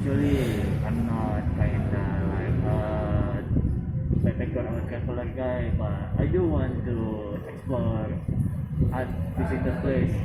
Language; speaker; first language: English; non-native, learner; Indonesian